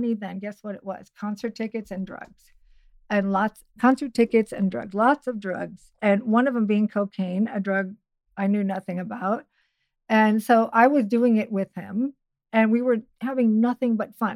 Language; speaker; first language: English; native; English